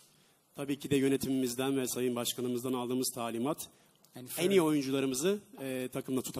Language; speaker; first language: Turkish; native; Turkish